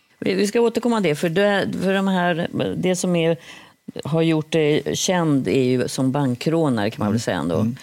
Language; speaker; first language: Swedish; native; Swedish